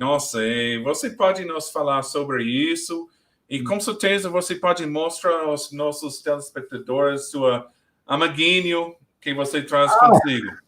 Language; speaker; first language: Portuguese; non-native, learner; English